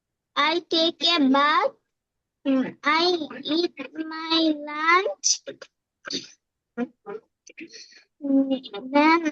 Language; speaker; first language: English; non-native, learner; Bangla